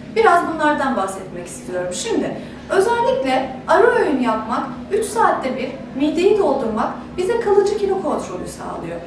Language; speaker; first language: Turkish; native; Turkish